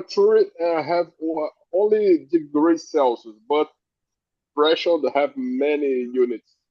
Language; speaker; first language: English; non-native, learner; Portuguese